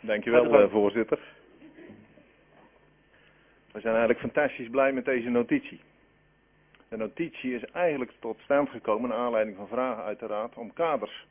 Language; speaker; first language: Dutch; native; Dutch